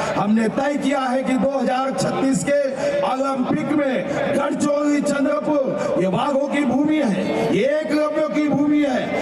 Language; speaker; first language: Hindi; non-native, local second language; Marathi